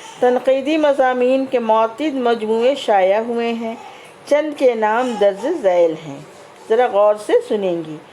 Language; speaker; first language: Urdu; native; Urdu